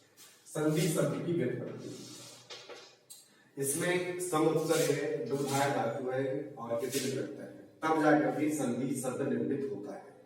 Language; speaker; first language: Hindi; native; Hindi